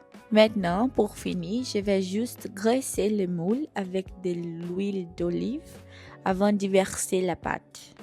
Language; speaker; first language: French; non-native, fluent; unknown